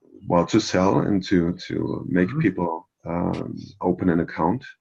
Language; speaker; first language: English; non-native, fluent; German